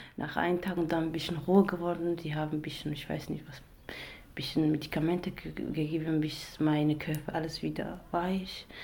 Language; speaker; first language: German; non-native, learner; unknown